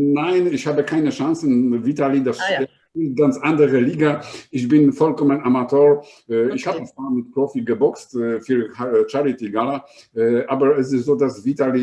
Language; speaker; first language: German; non-native, fluent; Polish